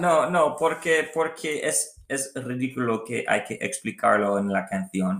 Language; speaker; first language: Spanish; non-native, learner; English